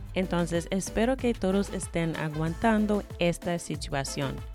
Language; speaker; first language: Spanish; non-native, fluent; English